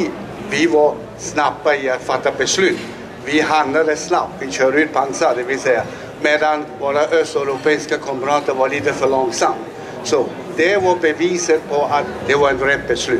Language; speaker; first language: Swedish; non-native, fluent; Chinese